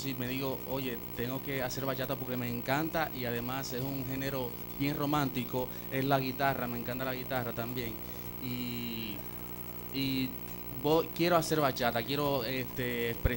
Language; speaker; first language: Spanish; native; Spanish